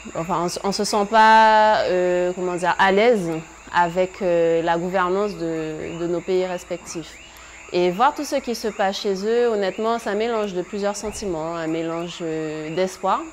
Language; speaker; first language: French; native; French